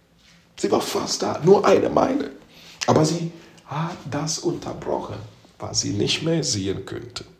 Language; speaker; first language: German; non-native, fluent; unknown